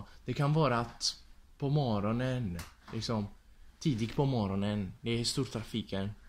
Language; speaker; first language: Swedish; non-native, learner; Italian